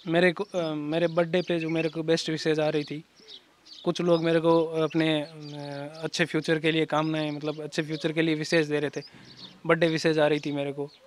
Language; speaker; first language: Hindi; native; Hindi